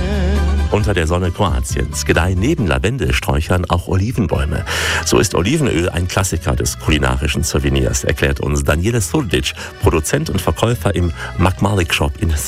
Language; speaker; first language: German; native; German